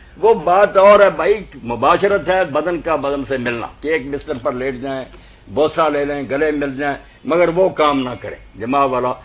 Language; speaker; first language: Urdu; non-native, local second language; Punjabi